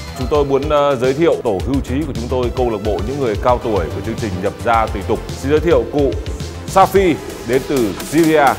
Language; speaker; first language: Vietnamese; native; Vietnamese